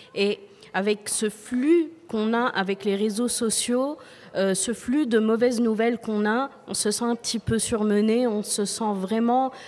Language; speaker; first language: French; non-native, local second language; Arabic